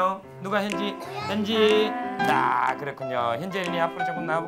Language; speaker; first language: Korean; native; Korean